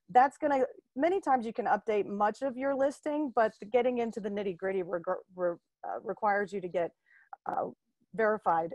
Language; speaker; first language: English; native; English